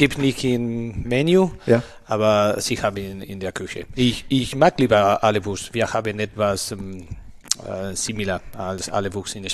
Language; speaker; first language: German; non-native, learner; Spanish